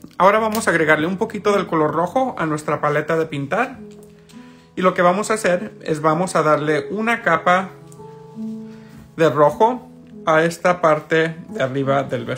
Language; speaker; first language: Spanish; early bilingual, heritage; Spanish